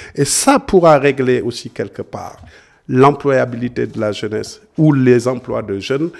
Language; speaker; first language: French; non-native, local second language; Serer